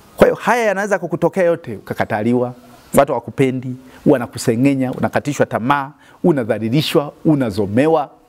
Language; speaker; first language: Swahili; native; Swahili